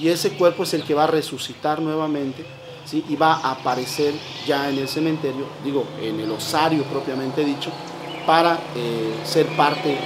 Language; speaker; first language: Spanish; native; Spanish